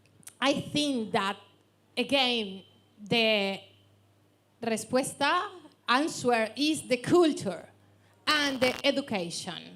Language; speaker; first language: English; non-native, learner; Spanish